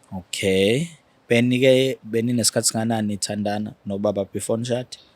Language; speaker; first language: Zulu; native; Zulu